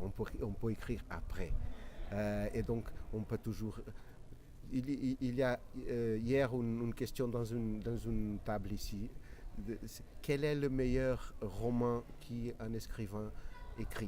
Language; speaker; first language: French; non-native, learner; Portuguese